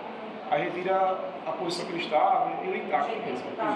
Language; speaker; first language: Portuguese; native; Portuguese